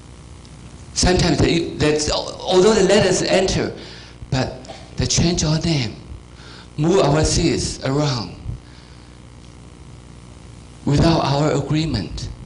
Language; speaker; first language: English; non-native, fluent; Chinese